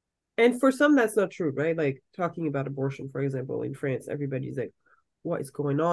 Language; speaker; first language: English; non-native, fluent; French